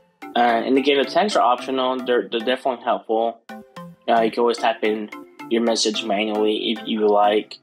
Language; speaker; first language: English; native; English